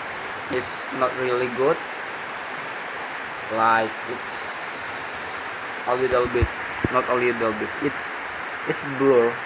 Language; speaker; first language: English; non-native, learner; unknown